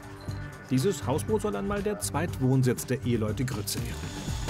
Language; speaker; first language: German; native; German